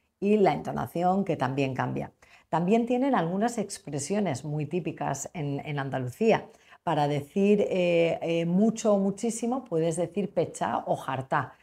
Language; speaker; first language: Spanish; native; Spanish